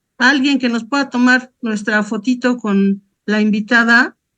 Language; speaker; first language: Spanish; native; Spanish